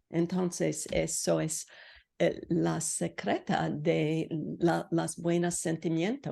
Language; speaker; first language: Spanish; non-native, learner; English